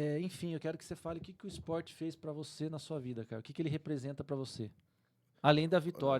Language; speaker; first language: Portuguese; native; Portuguese